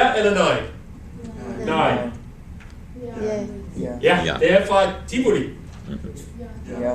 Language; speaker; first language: Danish; non-native, learner; English